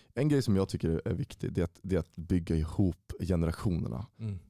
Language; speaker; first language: Swedish; native; Swedish